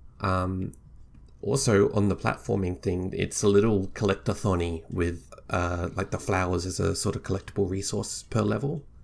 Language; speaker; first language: English; native; English